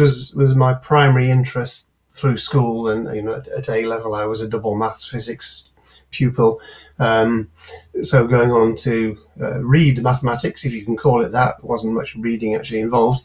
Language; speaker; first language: English; native; English